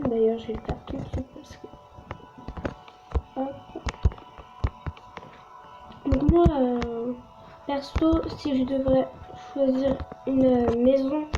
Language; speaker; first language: French; native; French